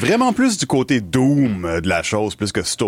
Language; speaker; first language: French; native; French